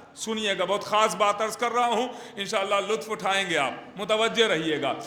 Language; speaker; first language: Urdu; native; Urdu